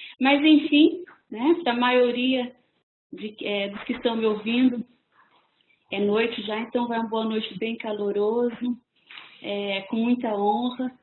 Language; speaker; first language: Portuguese; native; Portuguese